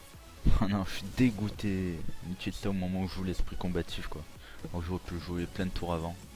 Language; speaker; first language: French; native; French